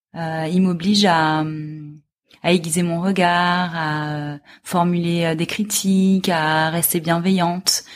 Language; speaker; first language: French; native; French